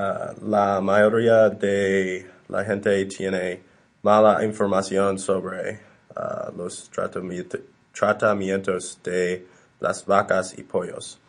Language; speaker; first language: Spanish; non-native, learner; English